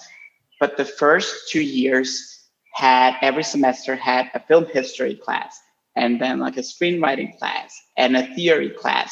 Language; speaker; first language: English; non-native, fluent; Spanish